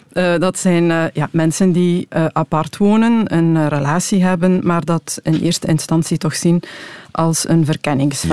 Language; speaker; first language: Dutch; native; Dutch